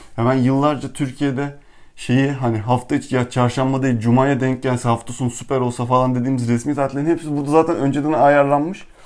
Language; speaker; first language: Turkish; native; Turkish